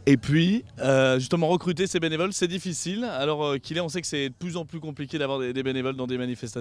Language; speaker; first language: French; native; French